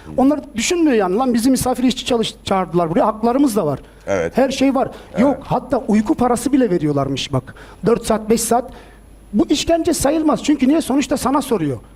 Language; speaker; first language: Turkish; early bilingual, heritage; Turkish